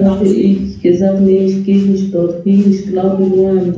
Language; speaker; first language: German; non-native, fluent; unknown